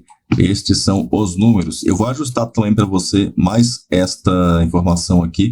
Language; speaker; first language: Portuguese; native; Portuguese